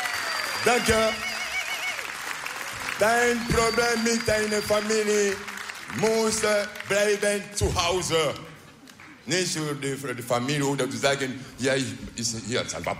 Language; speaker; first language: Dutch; non-native, learner; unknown